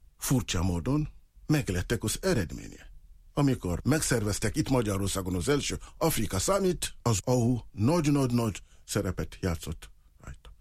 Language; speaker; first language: Hungarian; non-native, fluent; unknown